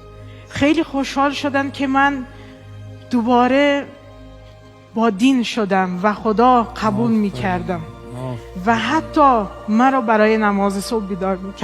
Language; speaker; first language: Persian; non-native, fluent; Portuguese